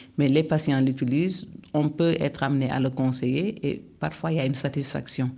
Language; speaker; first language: French; non-native, local second language; Wolof